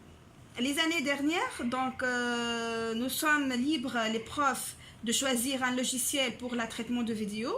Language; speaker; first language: French; non-native, local second language; Arabic